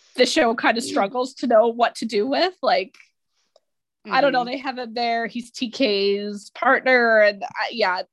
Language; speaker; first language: English; native; English